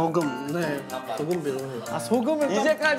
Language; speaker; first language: Korean; non-native, learner; Indonesian